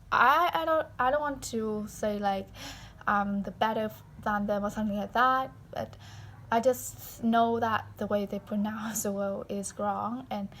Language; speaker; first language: English; non-native, learner; Vietnamese